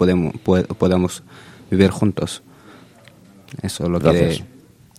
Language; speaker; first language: Spanish; non-native, fluent; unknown